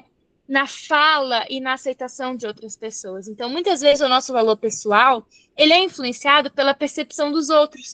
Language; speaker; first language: Portuguese; native; Portuguese